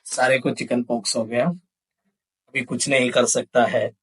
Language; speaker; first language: Hindi; non-native, local second language; Malayalam